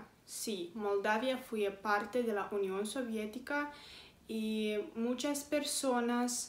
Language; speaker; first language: Spanish; non-native, fluent; Romanian